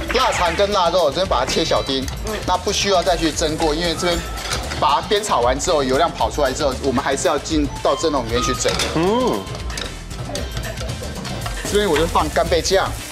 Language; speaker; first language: Chinese; native; Chinese